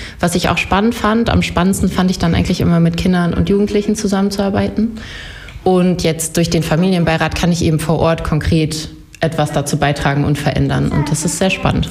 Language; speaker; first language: German; native; German